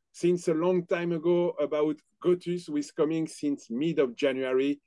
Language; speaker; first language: English; non-native, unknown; French